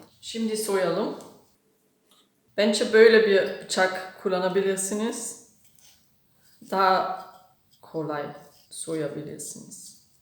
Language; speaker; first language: Turkish; non-native, fluent; German